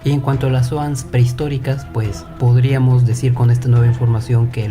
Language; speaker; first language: Spanish; native; Spanish